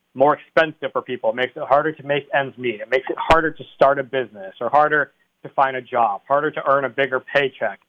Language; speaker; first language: English; native; English